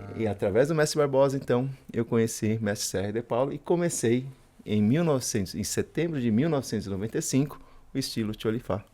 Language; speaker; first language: Portuguese; early bilingual, other home language; Spanish